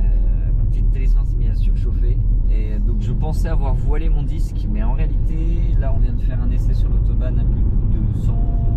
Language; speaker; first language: French; native; French